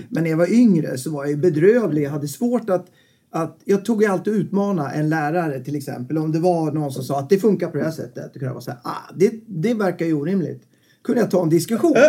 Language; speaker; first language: Swedish; native; Swedish